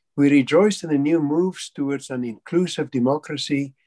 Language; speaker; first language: English; non-native, local second language; Afrikaans